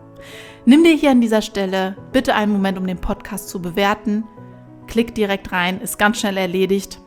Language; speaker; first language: German; native; German